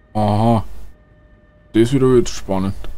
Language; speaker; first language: German; native; German